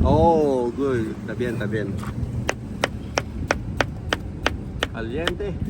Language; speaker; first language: Spanish; non-native, learner; Iloko